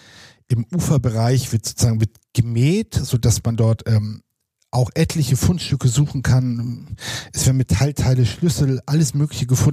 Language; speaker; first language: German; native; German